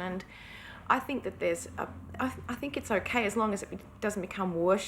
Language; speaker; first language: English; native; English